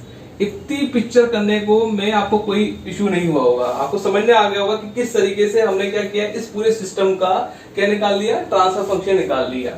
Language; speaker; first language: Hindi; native; Hindi